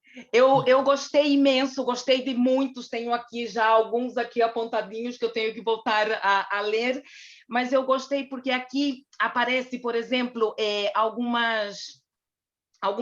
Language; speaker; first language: Portuguese; native; Portuguese